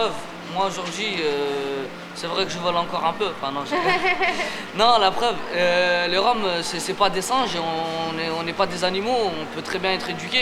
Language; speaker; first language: French; early bilingual, other home language; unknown